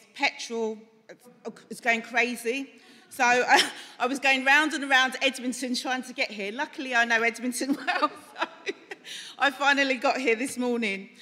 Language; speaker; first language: English; native; English